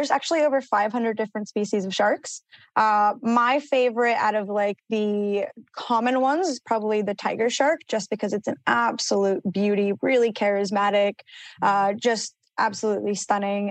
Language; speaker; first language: English; early bilingual, other home language; Spanish